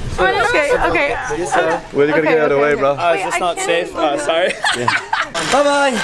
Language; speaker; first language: English; native; English